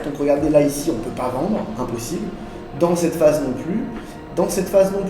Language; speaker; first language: French; native; French